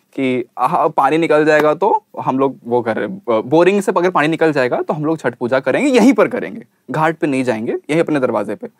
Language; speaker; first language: Hindi; native; Hindi